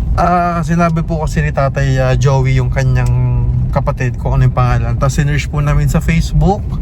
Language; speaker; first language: Filipino; native; Filipino